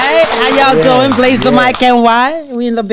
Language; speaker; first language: English; native; English